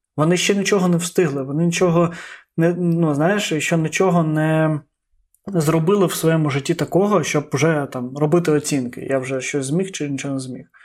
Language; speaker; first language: Ukrainian; non-native, local second language; Russian